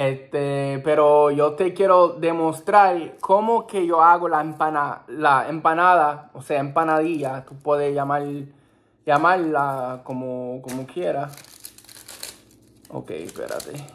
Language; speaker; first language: Spanish; early bilingual, heritage; Spanish